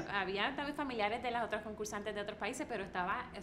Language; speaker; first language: Spanish; native; Spanish